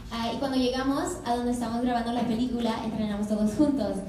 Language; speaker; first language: Spanish; early bilingual, other home language; English